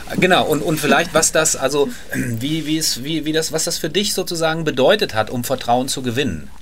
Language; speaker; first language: German; native; German